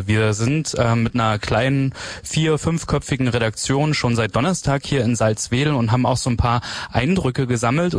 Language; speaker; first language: German; native; German